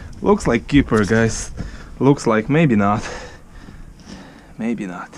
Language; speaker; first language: English; non-native, learner; Ukrainian